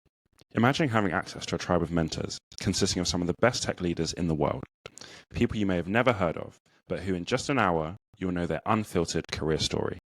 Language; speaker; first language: English; native; English